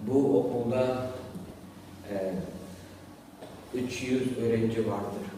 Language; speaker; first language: Turkish; non-native, learner; Kazakh